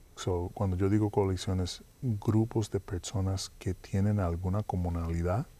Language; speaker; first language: Spanish; early bilingual, heritage; Spanish